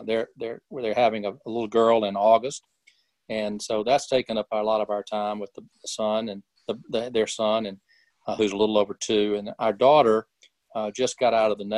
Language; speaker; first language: English; native; English